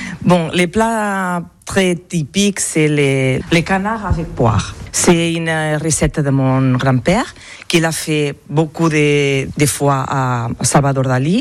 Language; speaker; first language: French; non-native, learner; Catalan